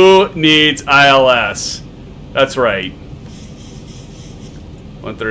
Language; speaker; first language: English; native; English